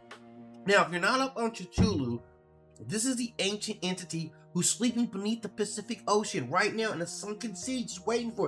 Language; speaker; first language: English; native; English